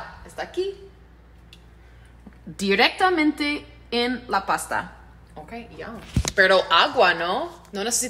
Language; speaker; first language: Spanish; non-native, learner; English